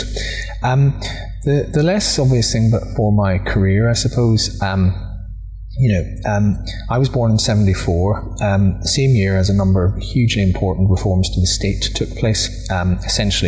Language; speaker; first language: English; native; English